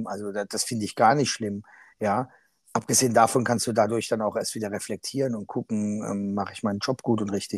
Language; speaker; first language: German; native; German